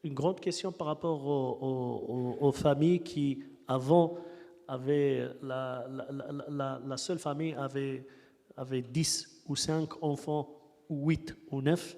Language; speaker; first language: French; non-native, local second language; Arabic